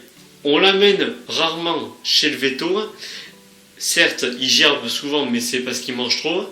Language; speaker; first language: French; native; French